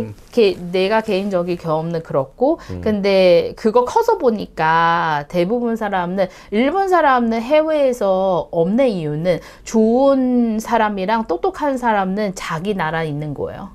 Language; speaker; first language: Korean; non-native, learner; Chinese